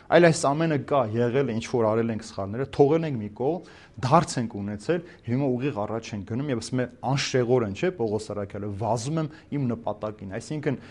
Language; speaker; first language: Armenian; native; Armenian